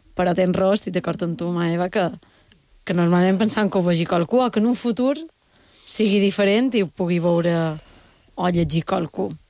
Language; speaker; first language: Catalan; native; Catalan